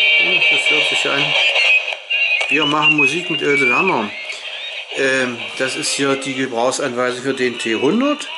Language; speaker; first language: German; native; German